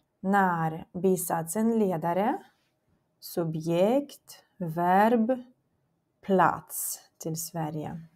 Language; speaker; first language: Swedish; non-native, fluent; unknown